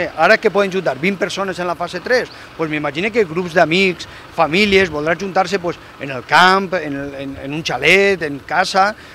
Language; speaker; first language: Catalan; native; Catalan